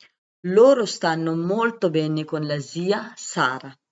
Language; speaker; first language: Italian; non-native, fluent; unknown